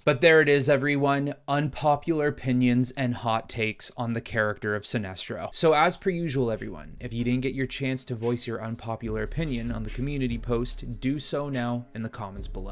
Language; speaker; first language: English; native; English